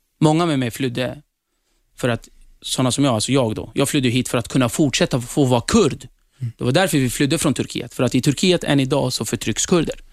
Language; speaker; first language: Swedish; early bilingual, other home language; Kurdish